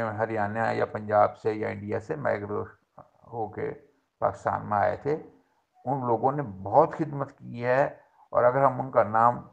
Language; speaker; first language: Urdu; non-native, local second language; Haryanvi